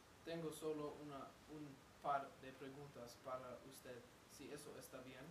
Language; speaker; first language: Spanish; non-native, learner; English